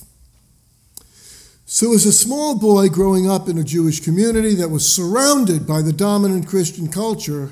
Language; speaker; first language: English; native; English